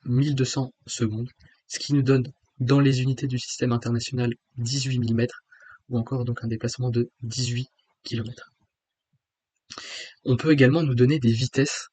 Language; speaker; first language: French; native; French